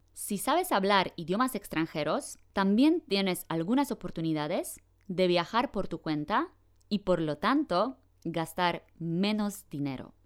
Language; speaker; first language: Spanish; non-native, fluent; Polish